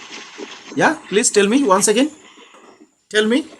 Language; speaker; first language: English; non-native, local second language; Bangla